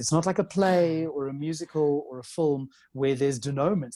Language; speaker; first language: English; native; English